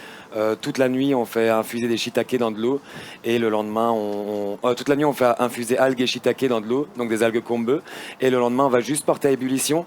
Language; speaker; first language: French; native; French